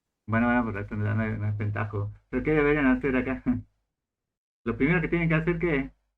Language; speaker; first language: Spanish; native; Spanish